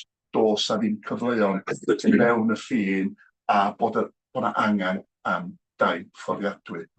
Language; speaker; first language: Welsh; native; Welsh